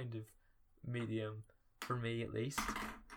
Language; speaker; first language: English; native; English